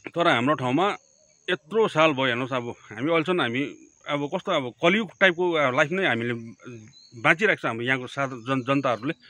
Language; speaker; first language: Nepali; native; Nepali